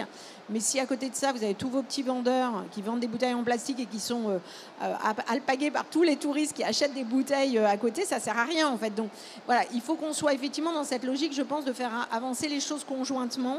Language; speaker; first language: French; native; French